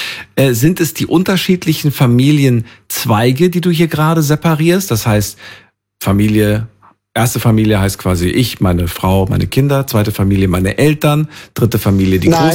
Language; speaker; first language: German; native; German